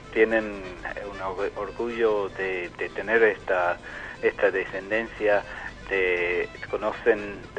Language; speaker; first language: Spanish; non-native, fluent; English